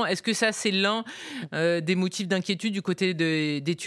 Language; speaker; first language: French; native; French